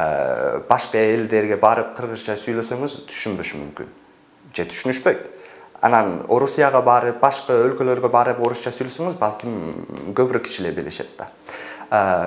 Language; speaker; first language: Kyrgyz; non-native, fluent; English